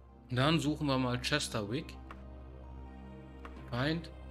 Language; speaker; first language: German; native; German